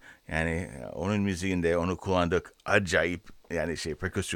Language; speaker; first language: Turkish; non-native, learner; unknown